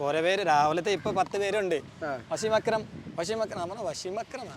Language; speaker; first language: Malayalam; non-native, local second language; Hindi